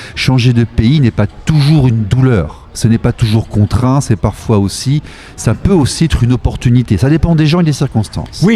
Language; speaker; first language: French; native; French